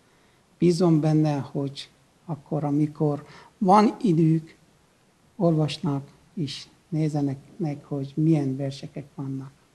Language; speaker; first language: Hungarian; non-native, learner; Persian